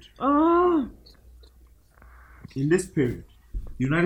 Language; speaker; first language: English; non-native, local second language; Igbo